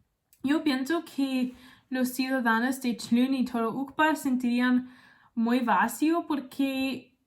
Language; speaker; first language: Spanish; non-native, learner; English